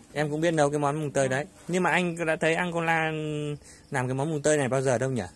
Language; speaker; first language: Vietnamese; native; Vietnamese